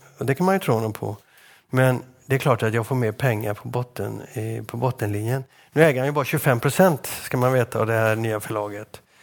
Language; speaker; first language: Swedish; native; Swedish